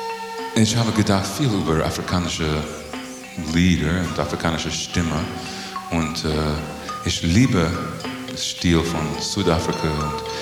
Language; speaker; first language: German; non-native, learner; English